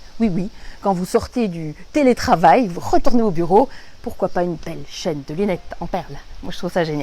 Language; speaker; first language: French; native; French